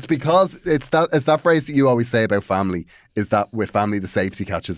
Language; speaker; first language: English; native; English